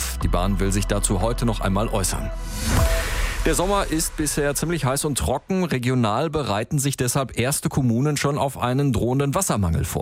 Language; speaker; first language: German; native; German